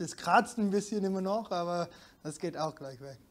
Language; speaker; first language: German; non-native, fluent; English